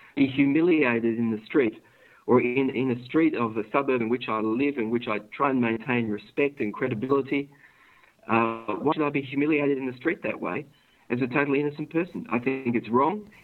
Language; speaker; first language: English; native; English